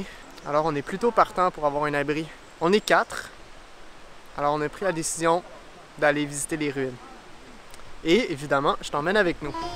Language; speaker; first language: French; native; French